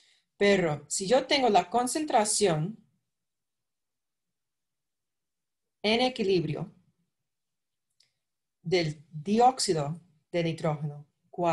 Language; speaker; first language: Spanish; non-native, fluent; English